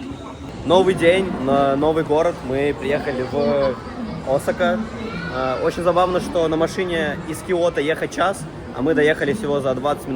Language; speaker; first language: Russian; native; Russian